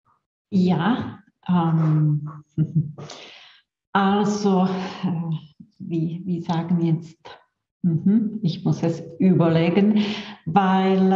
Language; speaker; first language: German; non-native, fluent; Czech